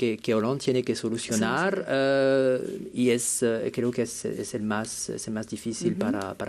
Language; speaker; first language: Spanish; non-native, fluent; French